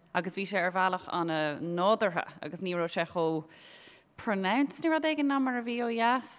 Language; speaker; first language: Irish; native; Irish